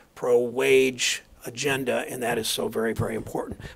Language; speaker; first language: English; native; English